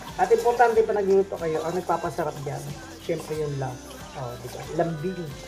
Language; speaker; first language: Filipino; non-native, local second language; Cebuano